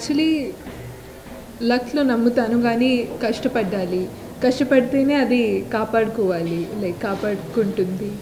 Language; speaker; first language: Telugu; non-native, local second language; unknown